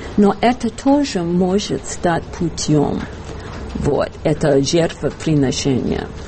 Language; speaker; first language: Russian; non-native, fluent; English